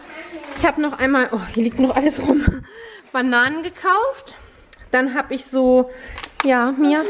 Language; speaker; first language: German; native; German